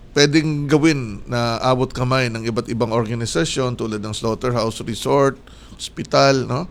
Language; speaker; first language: Filipino; native; Filipino